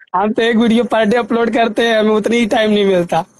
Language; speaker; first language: Hindi; native; Hindi